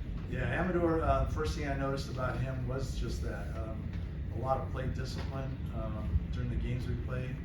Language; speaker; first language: English; native; English